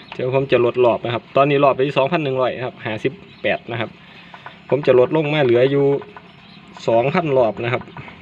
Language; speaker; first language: Thai; native; Thai